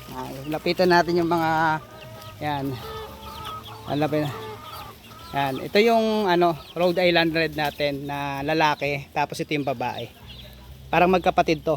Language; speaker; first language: Filipino; native; Filipino